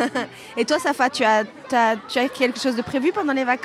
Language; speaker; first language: French; native; French